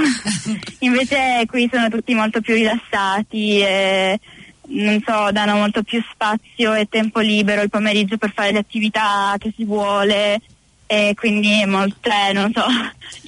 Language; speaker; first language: Italian; native; Italian